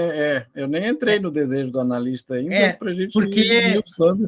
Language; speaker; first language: Portuguese; native; Portuguese